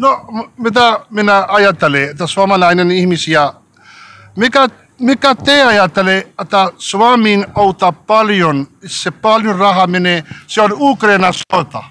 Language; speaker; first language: Finnish; non-native, learner; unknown